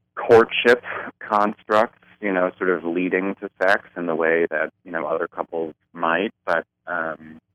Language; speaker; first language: English; native; English